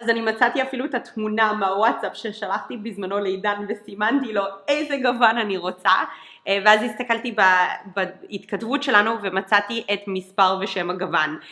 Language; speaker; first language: Hebrew; early bilingual, other home language; English